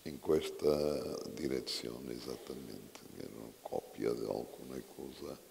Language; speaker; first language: Italian; non-native, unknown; Portuguese